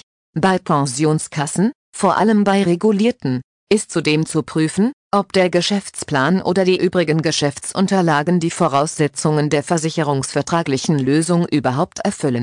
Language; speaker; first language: German; native; German